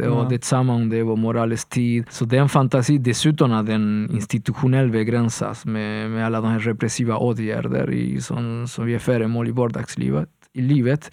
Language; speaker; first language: Swedish; non-native, fluent; Spanish